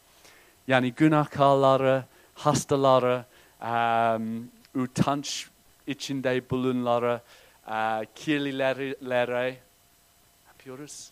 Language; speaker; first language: Turkish; non-native, fluent; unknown